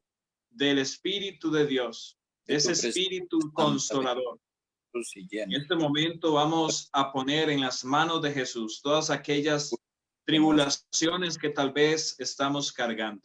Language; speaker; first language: Spanish; native; Spanish